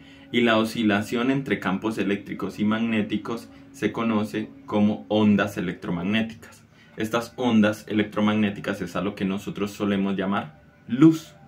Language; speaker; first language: Spanish; native; Spanish